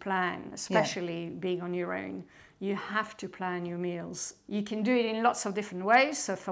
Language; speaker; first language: English; non-native, fluent; French